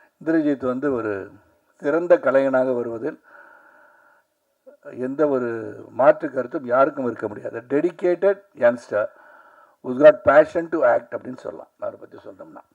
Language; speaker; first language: Tamil; native; Tamil